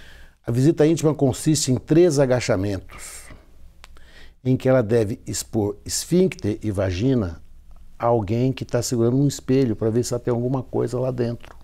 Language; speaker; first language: Portuguese; native; Portuguese